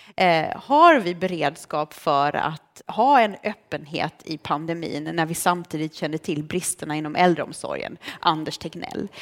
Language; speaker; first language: Swedish; early bilingual, other home language; Romanian